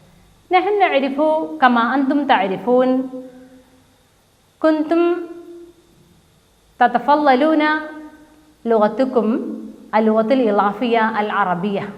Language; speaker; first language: Arabic; non-native, fluent; Malayalam